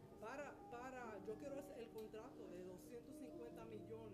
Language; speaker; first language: Spanish; early bilingual, heritage; English